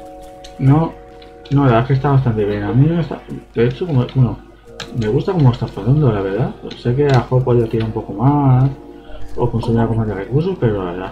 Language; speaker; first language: Spanish; native; Spanish